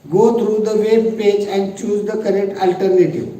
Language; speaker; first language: English; non-native, local second language; Marathi